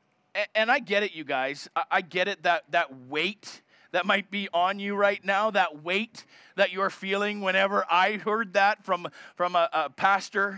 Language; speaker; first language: English; native; English